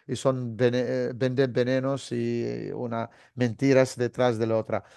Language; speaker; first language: Spanish; non-native, fluent; Arabic